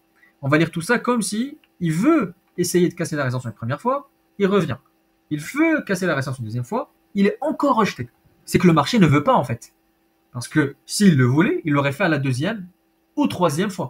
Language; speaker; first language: French; native; French